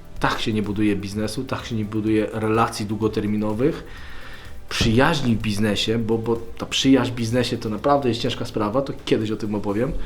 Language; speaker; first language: Polish; native; Polish